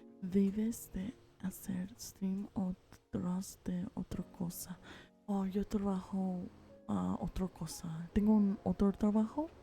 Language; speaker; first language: Spanish; early bilingual, heritage; English